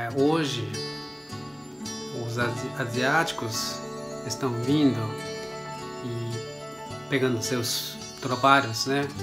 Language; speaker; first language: Portuguese; non-native, learner; Japanese